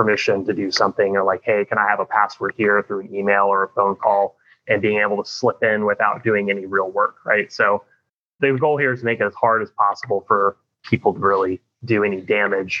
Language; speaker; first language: English; native; English